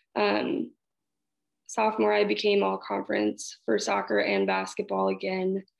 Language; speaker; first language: English; native; English